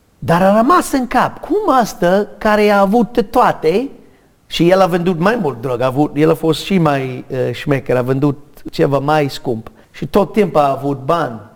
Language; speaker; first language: Romanian; non-native, learner; English